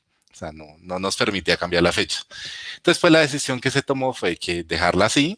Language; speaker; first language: Spanish; native; Spanish